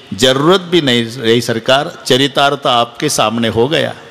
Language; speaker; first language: Hindi; non-native, local second language; Marathi